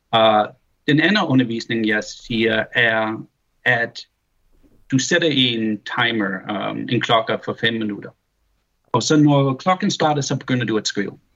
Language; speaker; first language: Danish; early bilingual, heritage; Danish